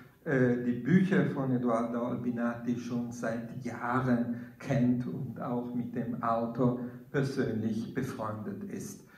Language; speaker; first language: German; non-native, fluent; Italian